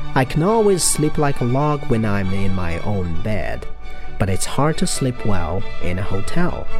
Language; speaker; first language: English; non-native, fluent; Chinese